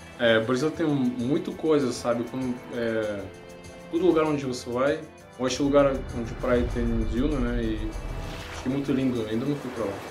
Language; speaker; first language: Portuguese; non-native, learner; Russian